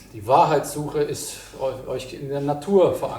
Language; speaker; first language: German; native; German